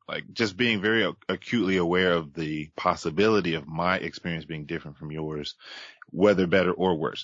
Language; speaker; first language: English; native; English